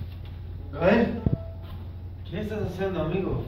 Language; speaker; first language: Spanish; non-native, learner; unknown